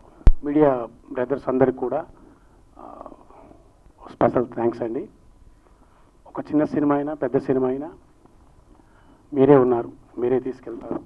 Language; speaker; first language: Telugu; native; Telugu